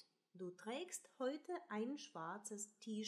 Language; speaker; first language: German; non-native, fluent; Russian